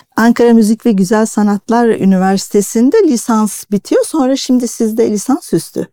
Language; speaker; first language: Turkish; native; Turkish